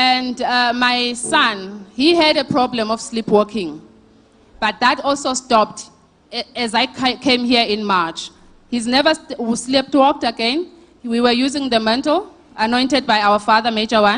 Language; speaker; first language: English; non-native, local second language; Xhosa